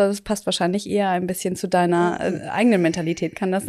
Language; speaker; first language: German; native; German